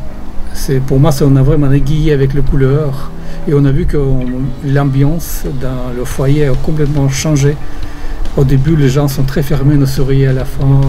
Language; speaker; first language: French; non-native, fluent; Russian